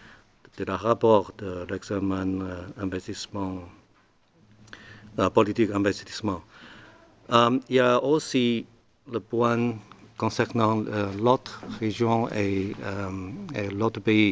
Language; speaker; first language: French; non-native, learner; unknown